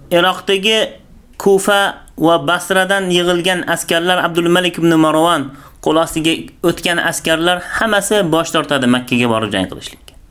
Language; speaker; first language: Uzbek; native; Uzbek